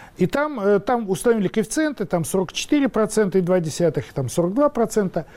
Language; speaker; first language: Russian; native; Russian